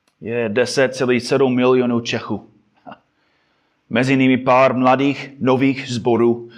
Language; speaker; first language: Czech; non-native, fluent; English